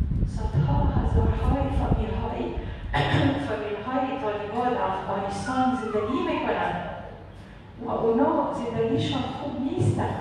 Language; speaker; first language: Persian; non-native, learner; Arabic